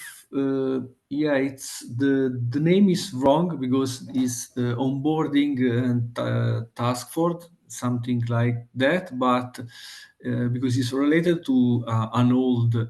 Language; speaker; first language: English; non-native, fluent; Italian